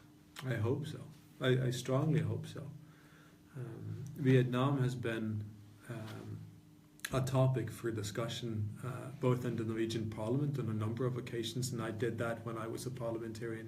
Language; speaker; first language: English; non-native, fluent; Norwegian